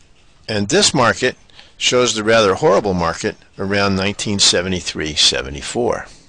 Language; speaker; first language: English; native; English